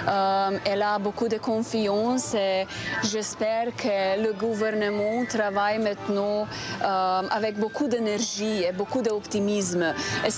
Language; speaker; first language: French; non-native, fluent; Slovenian